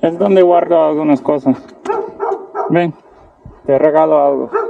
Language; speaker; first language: Spanish; non-native, fluent; English